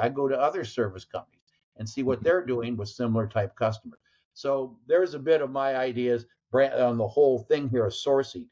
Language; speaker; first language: English; native; English